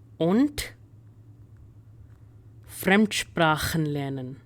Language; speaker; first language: German; non-native, fluent; Hindi